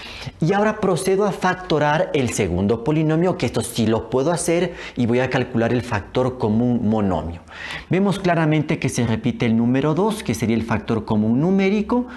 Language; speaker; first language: Spanish; native; Spanish